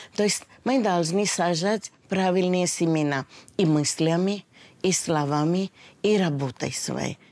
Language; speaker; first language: Russian; non-native, fluent; Hindi